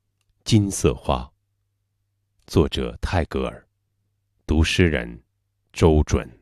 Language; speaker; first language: Chinese; native; Chinese